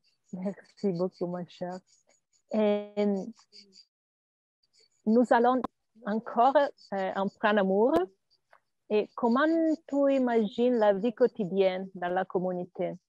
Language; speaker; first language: French; non-native, learner; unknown